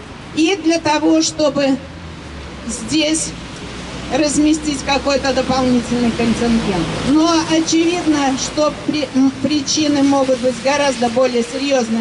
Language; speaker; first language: Russian; native; Russian